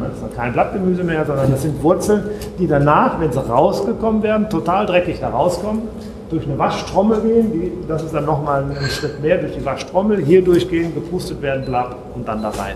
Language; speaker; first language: German; native; German